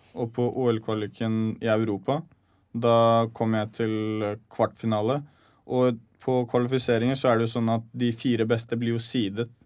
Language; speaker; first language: Norwegian; early bilingual, other home language; Chechen